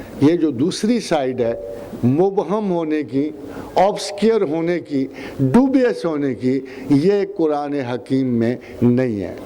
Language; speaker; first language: Urdu; non-native, local second language; Punjabi